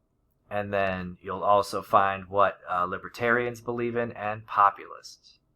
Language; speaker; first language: English; native; English